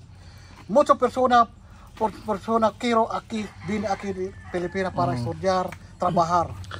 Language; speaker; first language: Spanish; non-native, learner; Filipino